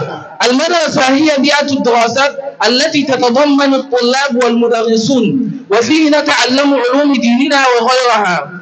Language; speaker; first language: Arabic; non-native, learner; Hausa